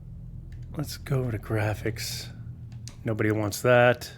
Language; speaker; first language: English; native; English